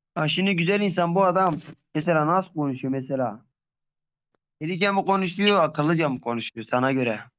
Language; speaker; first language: Turkish; native; Turkish